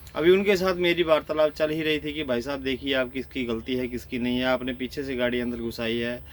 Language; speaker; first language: Hindi; native; Hindi